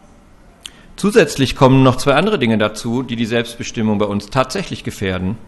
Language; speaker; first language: German; native; German